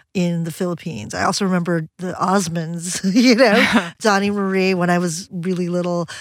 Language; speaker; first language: English; early bilingual, other home language; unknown